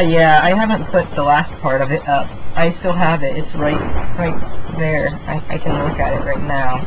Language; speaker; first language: English; native; English